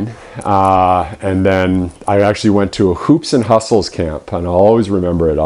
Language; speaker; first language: English; native; English